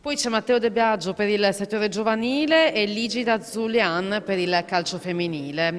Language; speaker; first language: Italian; native; Italian